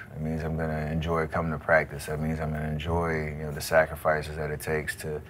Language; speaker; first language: English; native; English